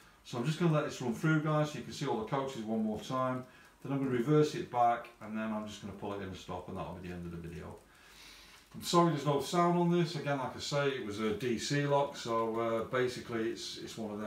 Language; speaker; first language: English; native; English